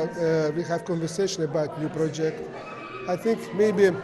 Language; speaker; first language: English; non-native, learner; Azerbaijani